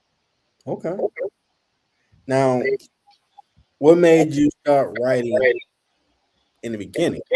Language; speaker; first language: English; native; English